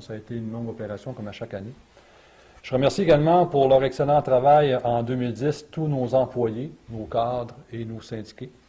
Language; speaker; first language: French; native; French